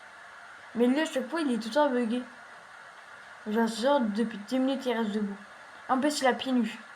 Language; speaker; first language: French; native; French